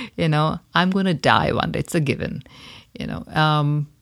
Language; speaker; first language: English; non-native, local second language; Hindi